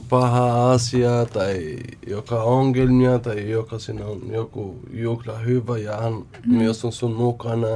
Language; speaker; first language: Finnish; non-native, learner; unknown